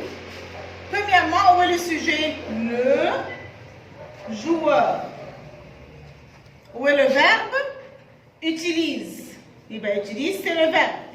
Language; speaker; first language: French; non-native, fluent; Arabic